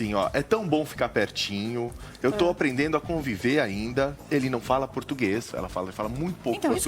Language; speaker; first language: Portuguese; native; Portuguese